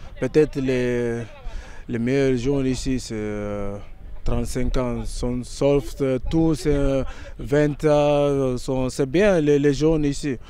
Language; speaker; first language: French; non-native, learner; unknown